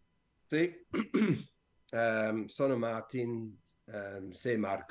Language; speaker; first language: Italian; non-native, learner; English